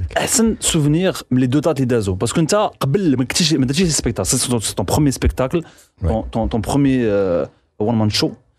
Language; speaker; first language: French; non-native, local second language; Arabic